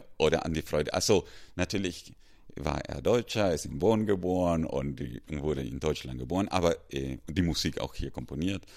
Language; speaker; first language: German; non-native, fluent; Spanish